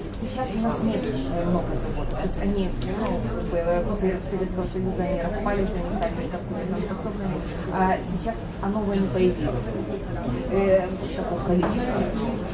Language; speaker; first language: Russian; non-native, learner; Polish